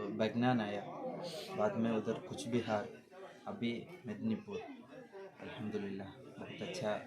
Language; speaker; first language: Hindi; non-native, local second language; Malayalam